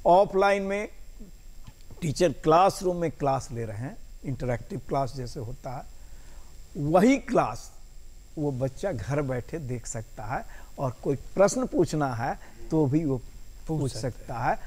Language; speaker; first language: Hindi; native; Hindi